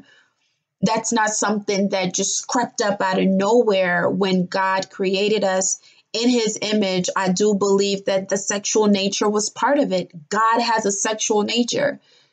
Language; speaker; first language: English; non-native, local second language; Yoruba